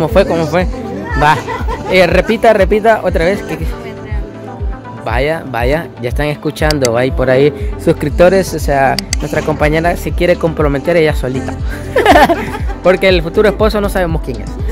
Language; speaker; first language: Spanish; native; Spanish